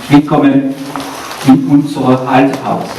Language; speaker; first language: German; non-native, learner; French